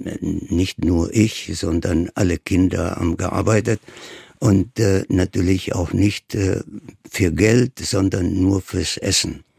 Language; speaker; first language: German; non-native, fluent; Italian